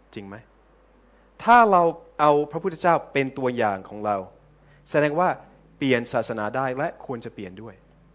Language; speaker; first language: Thai; non-native, fluent; English